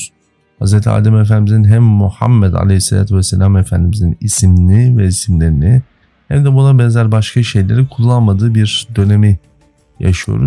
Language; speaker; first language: Turkish; native; Turkish